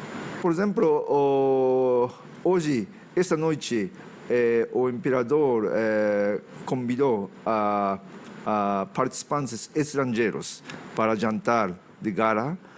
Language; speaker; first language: Portuguese; non-native, fluent; Japanese